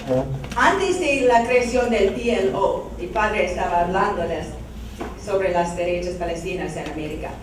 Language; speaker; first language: Spanish; non-native, learner; English